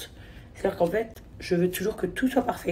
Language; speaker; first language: French; native; French